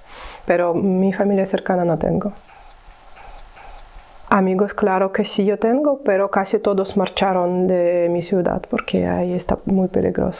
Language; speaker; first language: Spanish; non-native, learner; Ukrainian